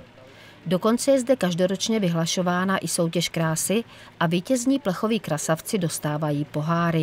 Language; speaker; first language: Czech; native; Czech